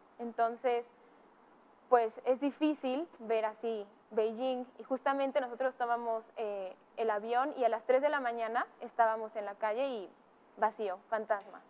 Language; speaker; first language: Spanish; native; Spanish